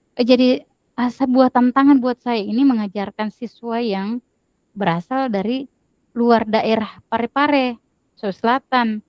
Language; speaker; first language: Indonesian; native; Indonesian